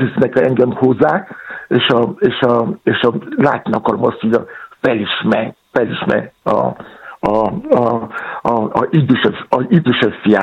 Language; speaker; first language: Hungarian; non-native, learner; Yoruba